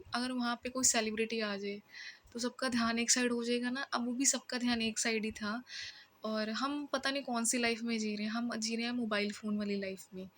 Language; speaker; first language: Hindi; non-native, local second language; Punjabi